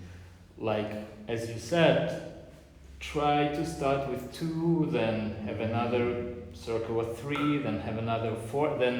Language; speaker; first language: English; non-native, fluent; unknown